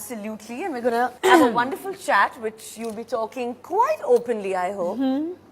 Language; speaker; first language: English; non-native, local second language; Hindi